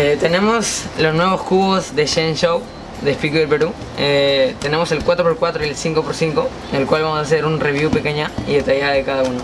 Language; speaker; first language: Spanish; native; Spanish